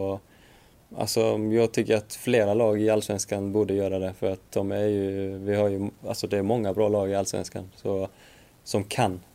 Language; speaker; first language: Swedish; non-native, fluent; Icelandic